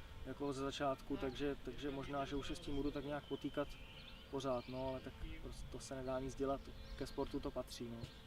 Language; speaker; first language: Czech; native; Czech